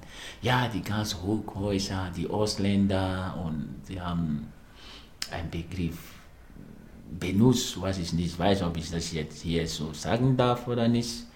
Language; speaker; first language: German; non-native, fluent; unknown